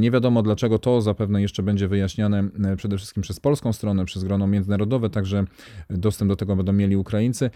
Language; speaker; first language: Polish; native; Polish